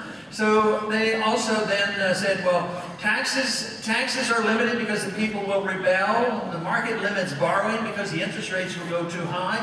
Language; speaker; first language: English; native; English